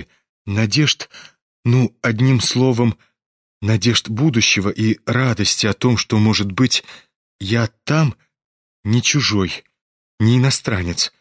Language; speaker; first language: Russian; native; Russian